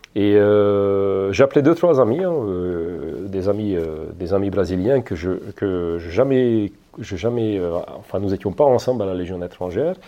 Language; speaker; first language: French; non-native, fluent; Hungarian